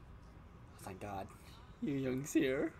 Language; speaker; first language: English; native; English